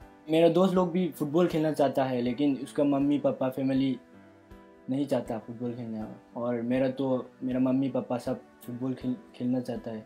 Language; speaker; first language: Hindi; non-native, local second language; Bangla